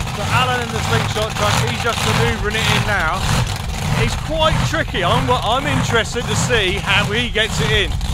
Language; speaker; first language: English; native; English